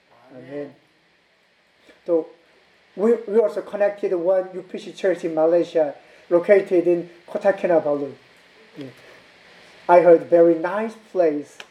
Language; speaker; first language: English; non-native, fluent; Korean